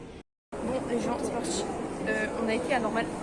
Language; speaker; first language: French; native; French